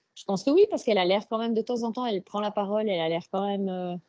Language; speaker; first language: French; native; French